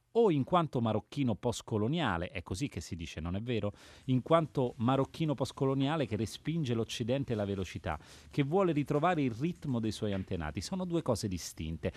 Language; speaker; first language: Italian; native; Italian